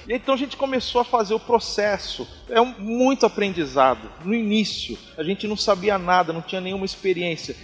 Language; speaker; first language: Portuguese; native; Portuguese